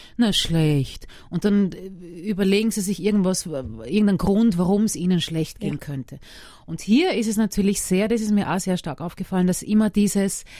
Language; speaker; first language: German; native; German